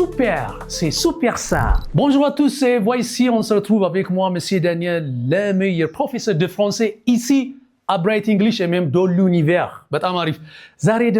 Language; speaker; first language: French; non-native, fluent; Amharic